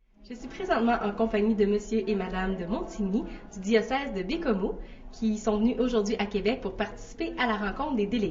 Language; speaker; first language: French; native; French